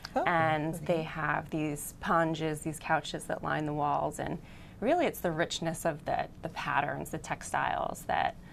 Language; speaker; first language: English; native; English